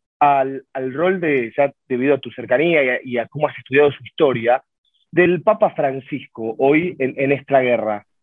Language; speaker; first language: Spanish; native; Spanish